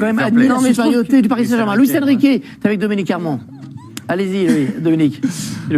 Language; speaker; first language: French; native; French